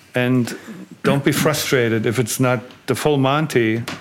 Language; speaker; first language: English; non-native, fluent; German